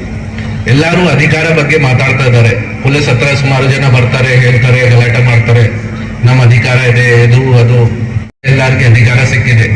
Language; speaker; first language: Kannada; non-native, local second language; Hindi